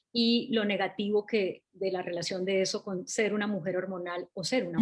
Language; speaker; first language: Spanish; native; Spanish